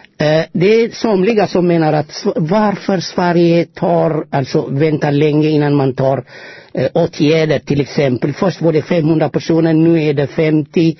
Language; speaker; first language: Swedish; non-native, fluent; Amharic